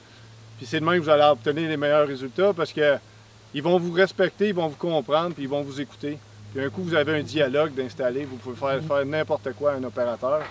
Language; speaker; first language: French; native; French